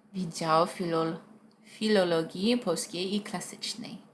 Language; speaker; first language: Polish; non-native, learner; English